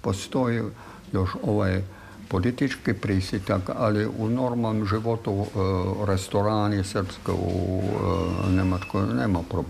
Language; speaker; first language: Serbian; non-native, fluent; German